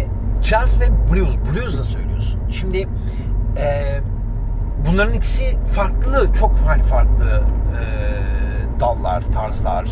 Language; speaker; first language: Turkish; native; Turkish